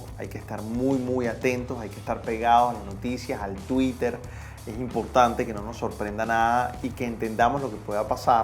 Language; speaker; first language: Spanish; native; Spanish